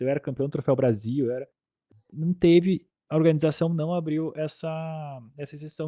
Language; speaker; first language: Portuguese; native; Portuguese